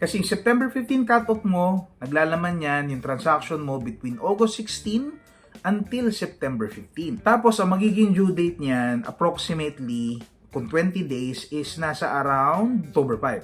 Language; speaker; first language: Filipino; native; Filipino